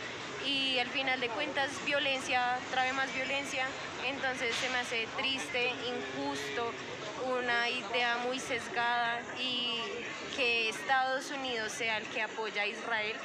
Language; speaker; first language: Spanish; native; Spanish